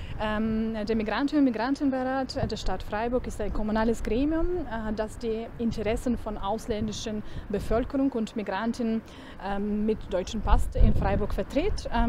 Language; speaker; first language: German; non-native, fluent; Ukrainian